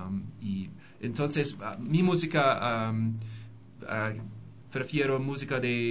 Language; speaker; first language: Spanish; non-native, learner; English